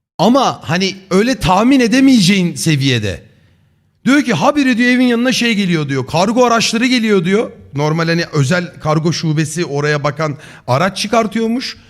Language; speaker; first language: Turkish; native; Turkish